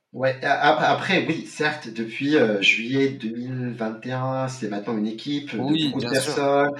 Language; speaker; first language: French; non-native, local second language; Arabic